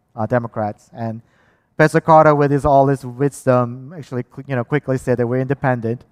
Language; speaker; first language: English; early bilingual, other home language; Korean